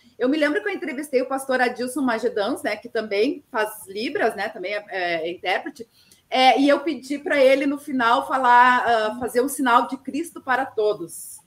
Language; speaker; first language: Portuguese; native; Portuguese